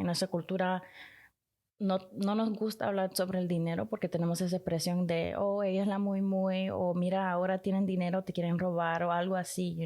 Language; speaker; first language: Spanish; early bilingual, heritage; Spanish